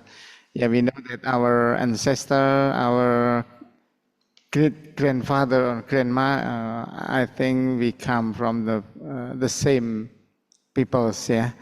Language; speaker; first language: English; non-native, fluent; Indonesian